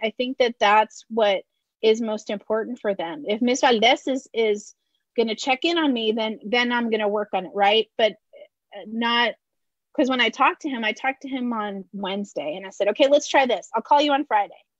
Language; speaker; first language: English; early bilingual, other home language; Spanish